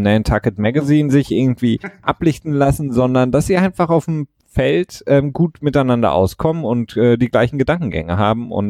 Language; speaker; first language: German; native; German